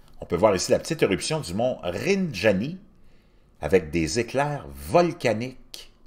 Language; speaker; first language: French; native; French